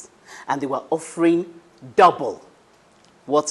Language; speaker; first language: English; non-native, local second language; Yoruba